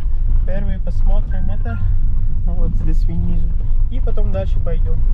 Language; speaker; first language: Russian; non-native, learner; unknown